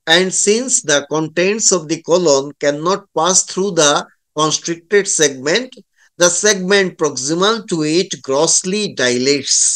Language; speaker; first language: English; non-native, local second language; Bangla